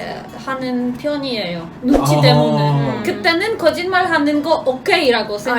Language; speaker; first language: Korean; non-native, fluent; Polish